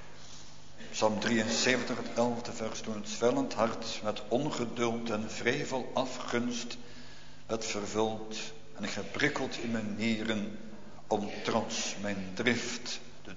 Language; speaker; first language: Dutch; native; Dutch